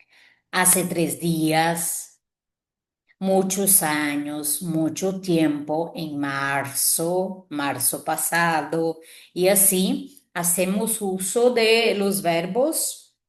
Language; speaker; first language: Spanish; non-native, fluent; Portuguese